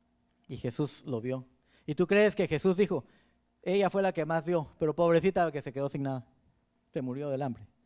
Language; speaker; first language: Spanish; native; Spanish